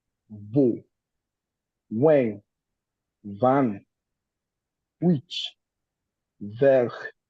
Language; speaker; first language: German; non-native, learner; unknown